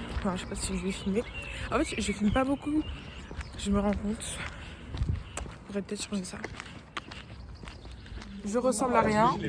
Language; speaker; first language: French; native; French